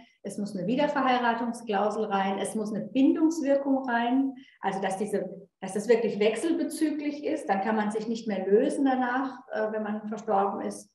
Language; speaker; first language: German; native; German